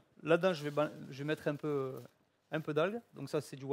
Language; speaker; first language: French; native; French